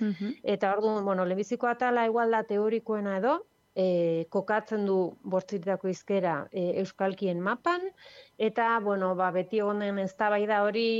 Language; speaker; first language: Basque; native; Basque